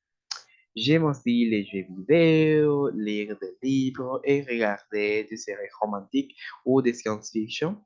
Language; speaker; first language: French; non-native, learner; Spanish